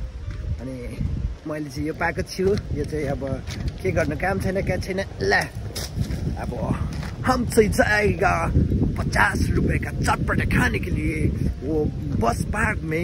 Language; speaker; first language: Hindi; non-native, learner; Nepali